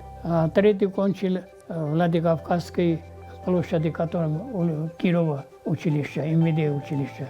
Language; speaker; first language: Russian; non-native, local second language; Armenian